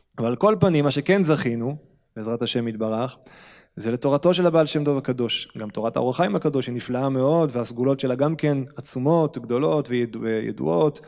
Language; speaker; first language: Hebrew; native; Hebrew